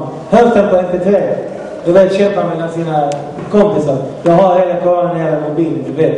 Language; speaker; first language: Swedish; non-native, fluent; Arabic